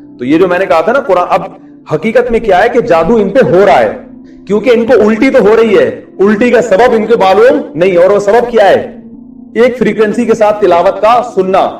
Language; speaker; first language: Urdu; native; Urdu